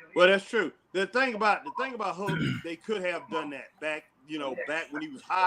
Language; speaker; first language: English; native; English